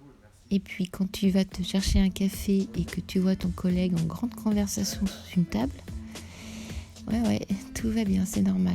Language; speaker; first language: French; native; French